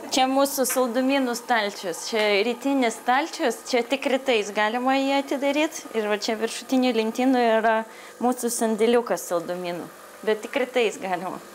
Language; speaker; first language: Lithuanian; non-native, fluent; Russian